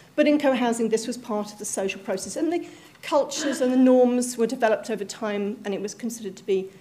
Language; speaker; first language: English; native; English